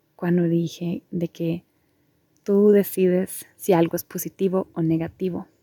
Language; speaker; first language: Spanish; non-native, fluent; German